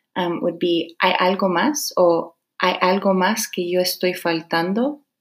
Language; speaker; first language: Spanish; non-native, fluent; English